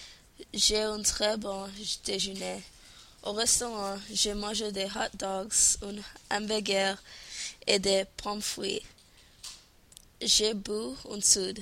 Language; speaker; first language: French; non-native, learner; English